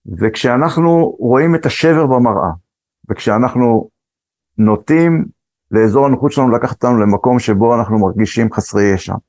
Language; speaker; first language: Hebrew; early bilingual, other home language; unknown